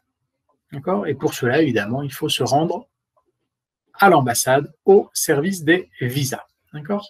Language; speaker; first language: French; native; French